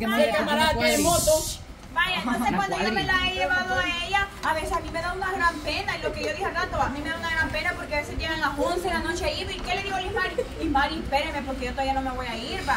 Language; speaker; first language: Spanish; native; Spanish